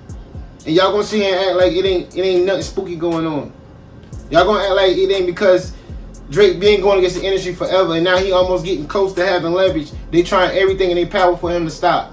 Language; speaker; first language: English; native; English